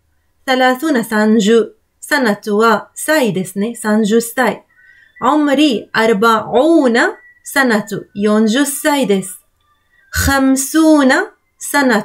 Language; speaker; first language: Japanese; non-native, fluent; Arabic